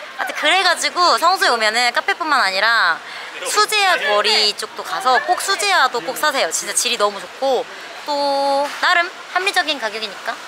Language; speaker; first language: Korean; native; Korean